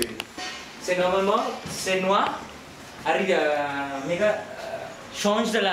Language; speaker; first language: French; non-native, learner; Sinhala